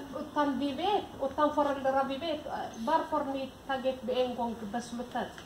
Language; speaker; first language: Swedish; non-native, learner; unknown